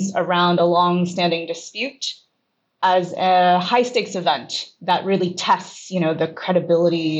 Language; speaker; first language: English; native; English